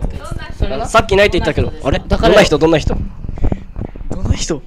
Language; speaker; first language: Japanese; native; Japanese